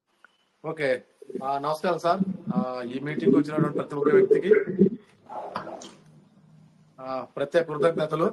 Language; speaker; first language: Telugu; native; Telugu